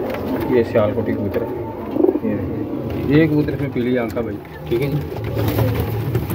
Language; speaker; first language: Hindi; non-native, local second language; Punjabi